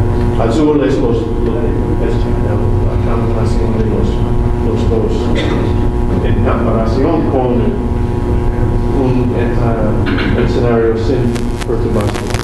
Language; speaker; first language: Spanish; non-native, learner; English